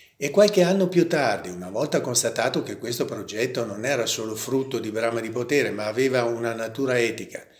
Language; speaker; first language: Italian; native; Italian